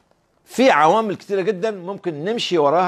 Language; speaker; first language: Arabic; native; Arabic